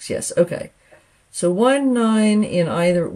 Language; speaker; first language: English; native; English